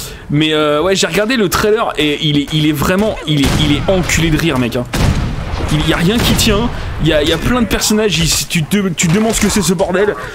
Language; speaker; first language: French; native; French